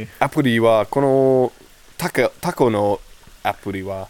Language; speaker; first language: Japanese; non-native, learner; English